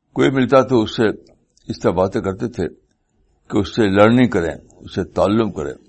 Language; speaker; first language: Urdu; native; Urdu